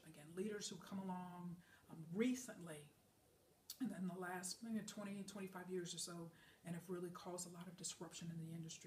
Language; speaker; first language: English; native; English